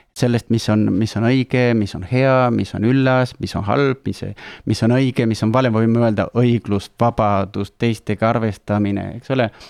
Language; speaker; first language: Estonian; non-native, fluent; Spanish